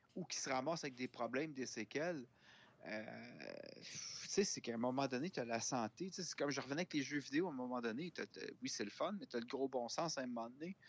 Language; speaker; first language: French; native; French